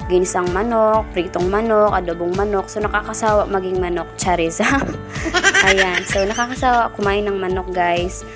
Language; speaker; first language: Filipino; non-native, local second language; Masbatenyo